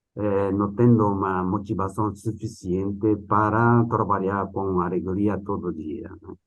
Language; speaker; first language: Portuguese; non-native, fluent; Japanese